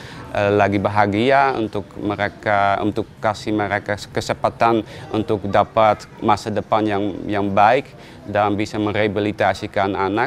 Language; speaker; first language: Indonesian; non-native, fluent; Dutch